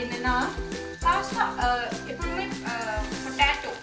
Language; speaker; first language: Tamil; non-native, learner; Hindi